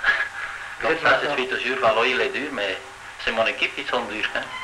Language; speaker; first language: French; non-native, local second language; Dutch